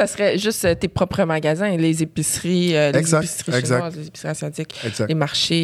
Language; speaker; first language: French; native; French